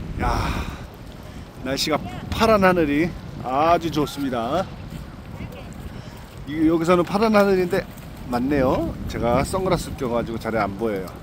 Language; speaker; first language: Korean; native; Korean